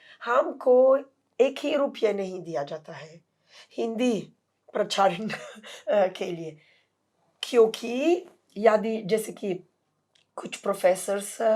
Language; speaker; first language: Hindi; non-native, fluent; Italian